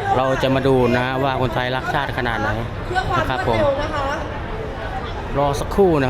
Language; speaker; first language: Thai; native; Thai